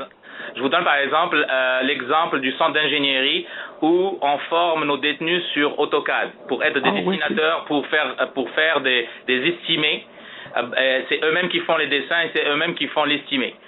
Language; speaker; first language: French; native; French